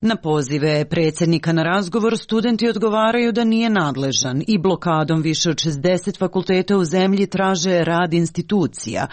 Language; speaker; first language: Serbian; native; Serbian